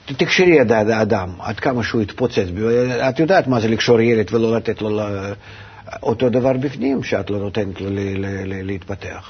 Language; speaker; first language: Hebrew; non-native, fluent; Russian